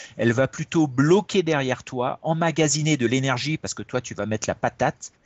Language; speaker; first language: French; native; French